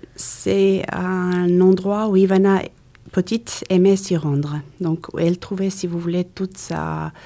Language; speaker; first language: French; non-native, fluent; Croatian